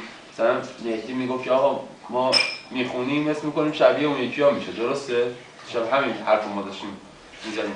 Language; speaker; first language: Persian; native; Persian